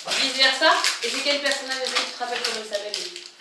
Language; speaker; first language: French; native; French